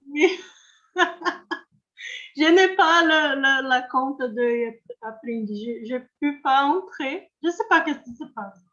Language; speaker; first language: French; non-native, learner; Portuguese